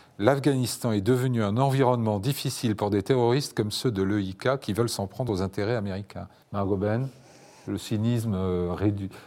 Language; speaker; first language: French; native; French